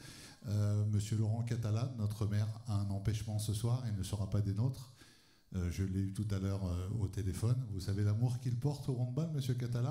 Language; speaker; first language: French; native; French